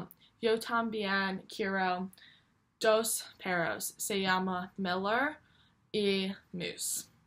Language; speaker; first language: Spanish; non-native, learner; English